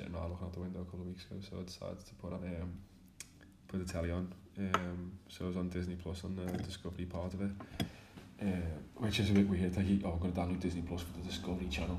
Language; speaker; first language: English; native; English